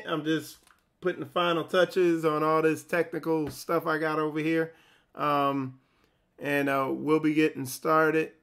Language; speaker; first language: English; native; English